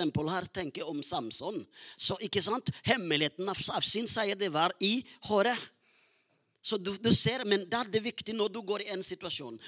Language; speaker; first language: Norwegian; non-native, fluent; Rundi